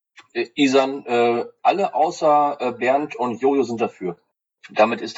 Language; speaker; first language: German; native; German